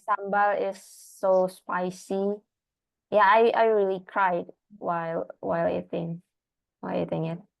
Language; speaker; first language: English; non-native, learner; Indonesian